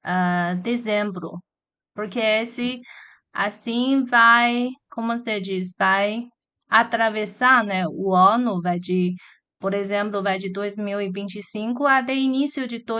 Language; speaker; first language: Portuguese; non-native, learner; Chinese